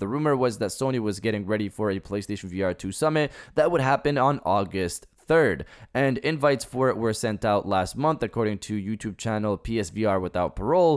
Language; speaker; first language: English; native; English